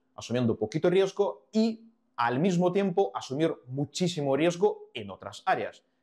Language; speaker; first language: Spanish; non-native, fluent; Ukrainian